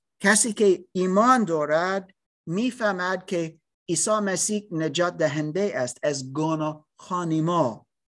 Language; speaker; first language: Persian; non-native, learner; English